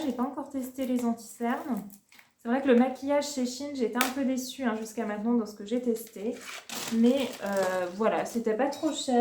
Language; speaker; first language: French; native; French